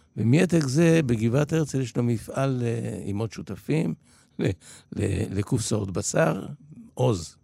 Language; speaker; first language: Hebrew; early bilingual, other home language; Polish